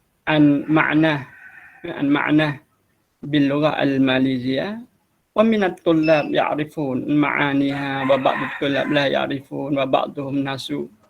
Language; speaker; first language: Arabic; non-native, fluent; Malay